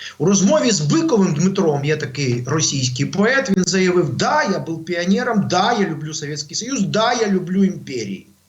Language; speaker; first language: Ukrainian; non-native, local second language; Russian